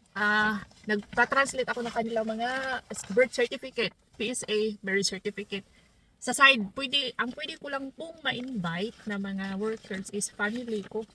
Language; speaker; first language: Filipino; non-native, local second language; Cebuano